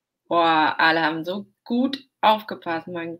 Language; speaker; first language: German; non-native, fluent; English